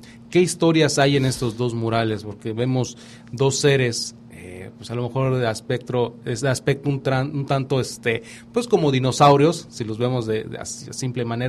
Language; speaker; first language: Spanish; native; Spanish